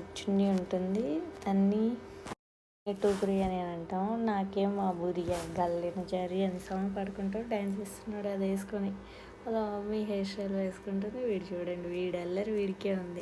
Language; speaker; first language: Telugu; non-native, local second language; Lambadi